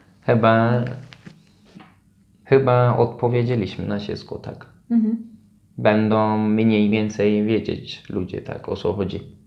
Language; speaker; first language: Polish; non-native, learner; Turkish